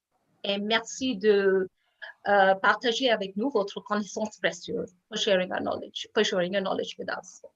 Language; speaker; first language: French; non-native, fluent; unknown